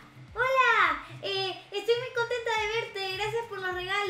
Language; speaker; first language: Spanish; native; Spanish